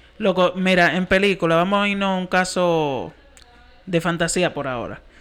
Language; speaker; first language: Spanish; early bilingual, heritage; Spanish